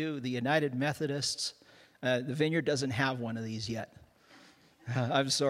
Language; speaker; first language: English; native; English